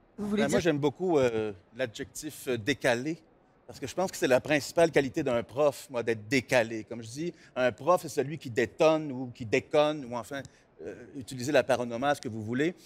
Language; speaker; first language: French; native; French